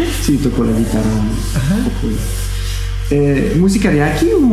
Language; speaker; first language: Spanish; non-native, learner; French